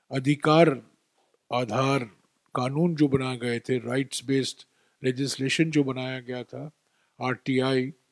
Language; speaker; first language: Hindi; non-native, local second language; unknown